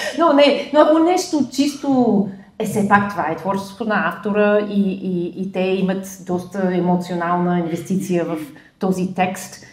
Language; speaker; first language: Bulgarian; non-native, fluent; English